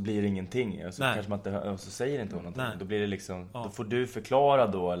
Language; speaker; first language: Swedish; native; Swedish